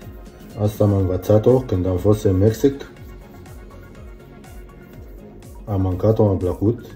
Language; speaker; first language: Romanian; non-native, learner; Arabic